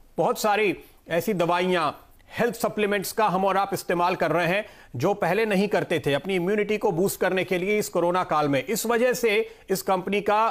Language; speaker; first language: Hindi; native; Hindi